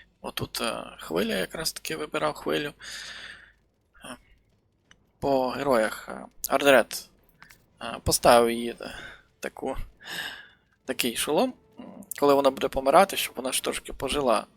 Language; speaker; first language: Ukrainian; native; Ukrainian